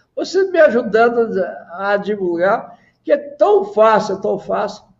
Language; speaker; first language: Portuguese; native; Portuguese